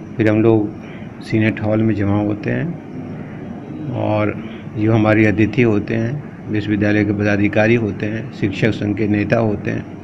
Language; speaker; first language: Hindi; native; Hindi